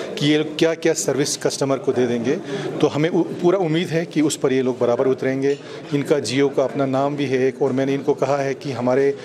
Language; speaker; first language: Hindi; non-native, local second language; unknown